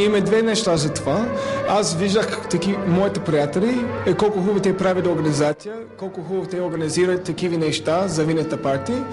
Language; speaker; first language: Bulgarian; non-native, learner; English